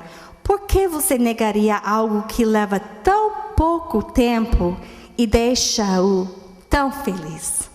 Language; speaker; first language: Portuguese; non-native, fluent; English